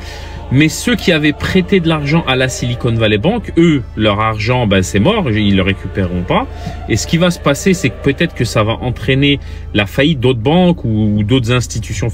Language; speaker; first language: French; native; French